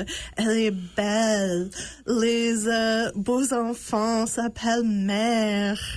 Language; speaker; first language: French; non-native, local second language; English